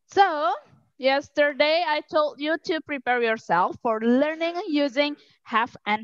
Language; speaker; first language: English; non-native, learner; Indonesian